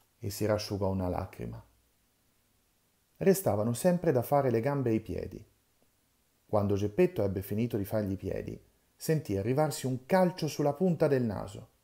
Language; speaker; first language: Italian; native; Italian